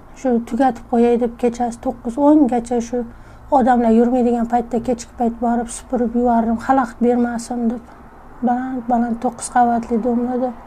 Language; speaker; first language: Uzbek; native; Uzbek